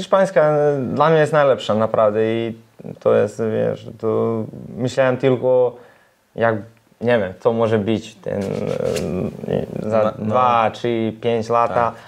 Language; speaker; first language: Polish; non-native, learner; Serbian